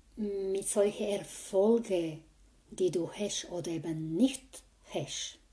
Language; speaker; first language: German; non-native, fluent; Croatian